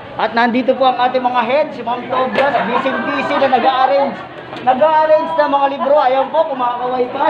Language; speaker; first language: Filipino; native; Filipino